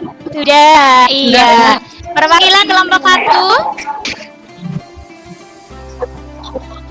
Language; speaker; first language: Indonesian; native; Indonesian